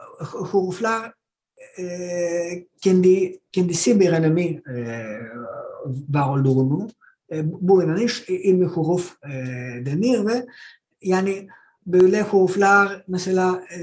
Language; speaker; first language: Turkish; non-native, fluent; Greek